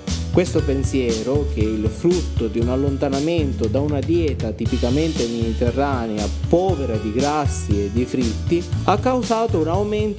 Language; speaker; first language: Italian; native; Italian